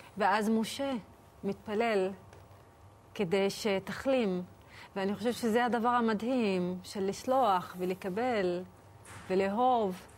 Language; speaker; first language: Hebrew; non-native, local second language; Arabic